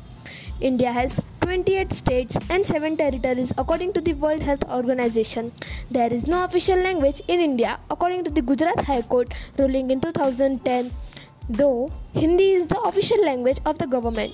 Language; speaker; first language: English; non-native, local second language; Marathi